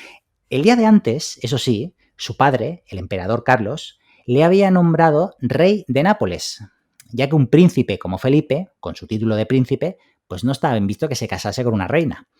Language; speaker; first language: Spanish; native; Spanish